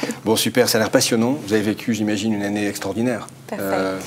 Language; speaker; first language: French; native; French